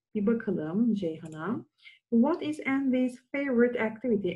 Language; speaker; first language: English; non-native, fluent; Turkish